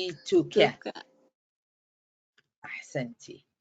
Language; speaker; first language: Arabic; non-native, fluent; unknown